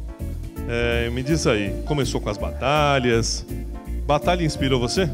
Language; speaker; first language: Portuguese; native; Portuguese